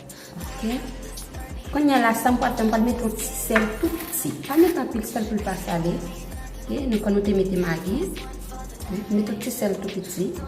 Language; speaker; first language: French; early bilingual, heritage; Haitian Creole